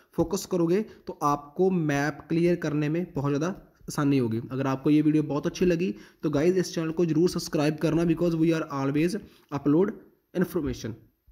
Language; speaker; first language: Hindi; non-native, local second language; Punjabi